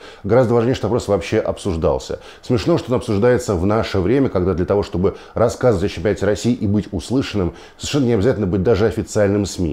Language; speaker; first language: Russian; native; Russian